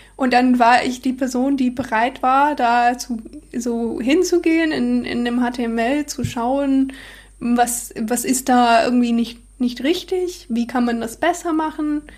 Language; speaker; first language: German; non-native, fluent; English